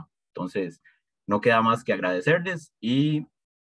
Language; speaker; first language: Spanish; native; Spanish